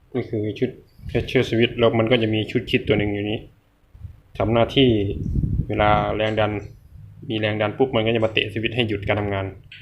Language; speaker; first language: Thai; native; Thai